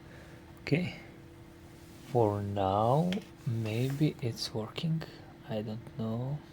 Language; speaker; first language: English; non-native, learner; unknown